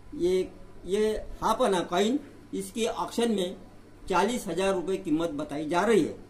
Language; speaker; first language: Hindi; non-native, local second language; Marathi